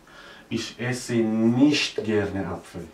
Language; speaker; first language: German; non-native, learner; Arabic